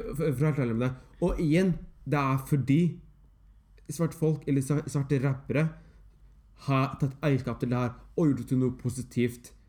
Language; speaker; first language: Norwegian; early bilingual, other home language; Somali